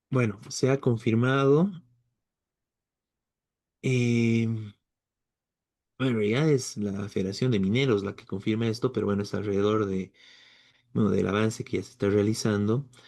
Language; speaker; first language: Spanish; native; Spanish